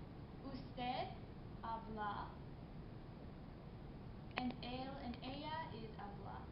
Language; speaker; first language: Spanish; non-native, learner; English